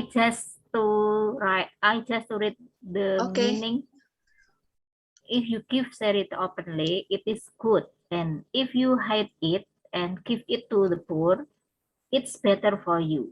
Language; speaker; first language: English; non-native, learner; Indonesian